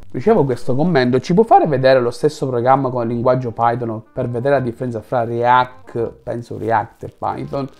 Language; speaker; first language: Italian; native; Italian